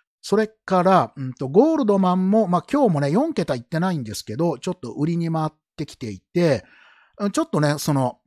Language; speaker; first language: Japanese; native; Japanese